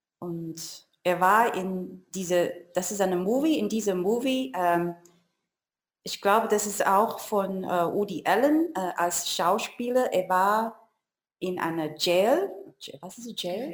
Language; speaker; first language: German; non-native, learner; Chinese